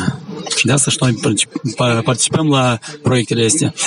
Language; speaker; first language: Romanian; non-native, local second language; Gagauz